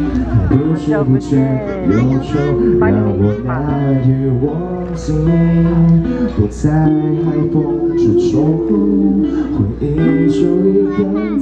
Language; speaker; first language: Chinese; native; Chinese